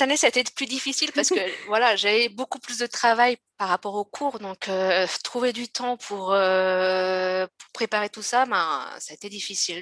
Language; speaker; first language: French; native; French